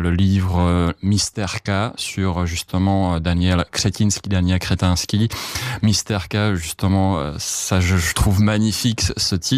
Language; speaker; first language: French; non-native, fluent; Czech